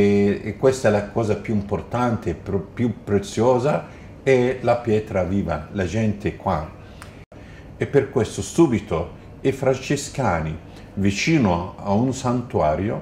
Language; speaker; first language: Italian; non-native, fluent; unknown